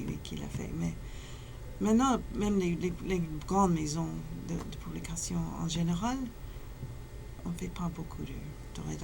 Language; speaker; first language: French; non-native, fluent; English